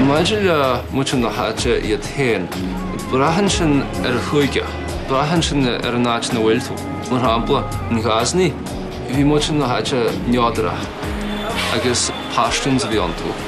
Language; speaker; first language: Irish; non-native, fluent; English